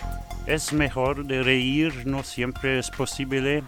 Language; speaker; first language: Spanish; non-native, fluent; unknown